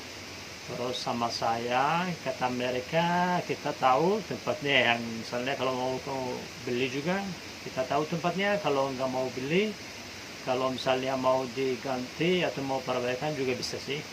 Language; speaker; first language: Indonesian; non-native, fluent; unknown